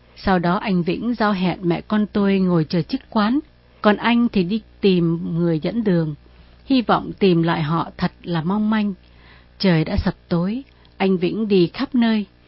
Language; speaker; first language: Vietnamese; native; Vietnamese